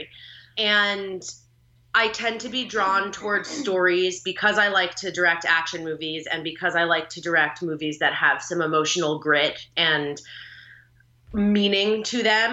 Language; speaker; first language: English; native; English